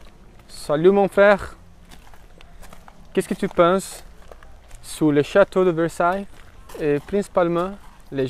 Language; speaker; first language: French; non-native, fluent; Portuguese